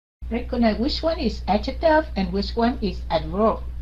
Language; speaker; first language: English; non-native, fluent; Vietnamese